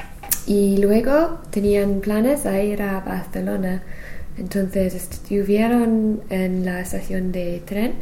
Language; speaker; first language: Spanish; non-native, learner; English